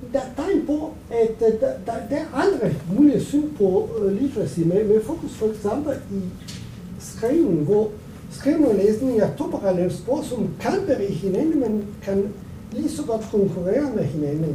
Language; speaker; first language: Danish; non-native, fluent; Italian